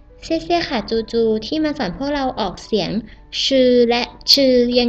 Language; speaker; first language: Chinese; non-native, learner; Thai